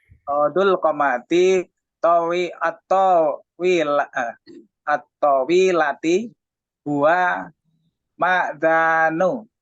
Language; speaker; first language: Arabic; non-native, learner; Indonesian